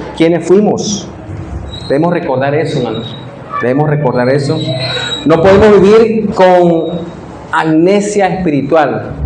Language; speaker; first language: Spanish; native; Spanish